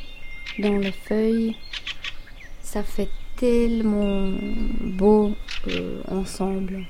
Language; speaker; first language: French; non-native, fluent; Finnish